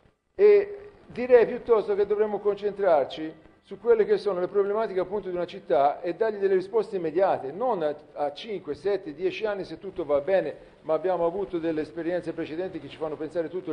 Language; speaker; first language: Italian; native; Italian